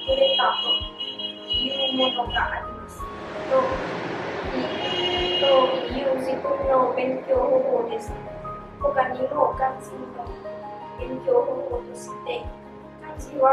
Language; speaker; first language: Japanese; non-native, learner; Vietnamese